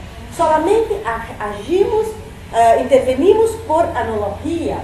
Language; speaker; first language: Spanish; non-native, fluent; Portuguese